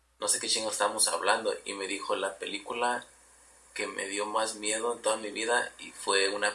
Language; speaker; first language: Spanish; early bilingual, heritage; Spanish